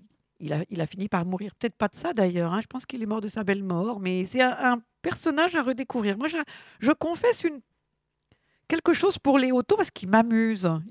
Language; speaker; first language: French; native; French